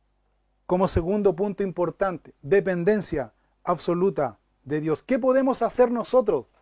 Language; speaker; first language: Spanish; native; Spanish